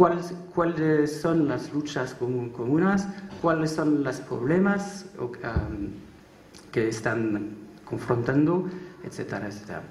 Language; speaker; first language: Spanish; non-native, learner; French